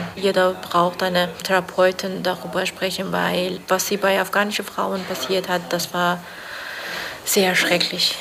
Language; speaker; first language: German; non-native, learner; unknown